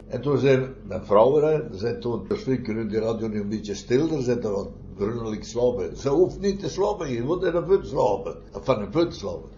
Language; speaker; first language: Dutch; non-native, fluent; Italian